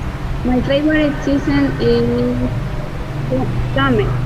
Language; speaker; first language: English; non-native, learner; Spanish